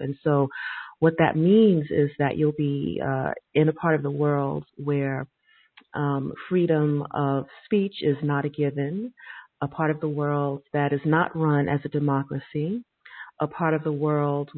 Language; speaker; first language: English; native; English